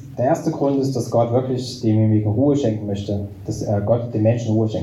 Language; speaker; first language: German; native; German